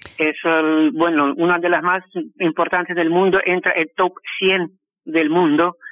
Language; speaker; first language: Spanish; non-native, fluent; Russian